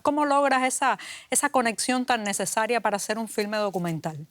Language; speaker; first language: Spanish; native; Spanish